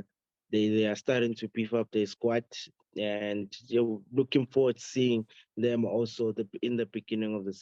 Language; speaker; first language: English; non-native, local second language; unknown